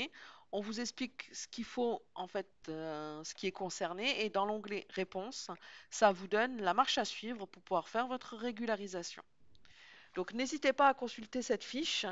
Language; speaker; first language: French; native; French